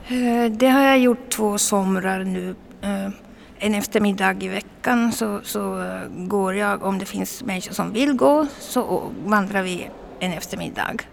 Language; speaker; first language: Swedish; native; Swedish